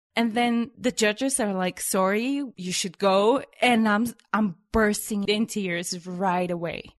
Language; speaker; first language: English; non-native, fluent; Bulgarian